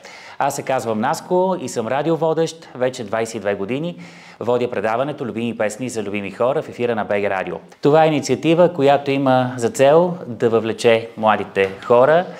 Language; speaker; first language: Bulgarian; native; Bulgarian